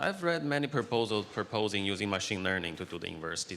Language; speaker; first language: English; non-native, fluent; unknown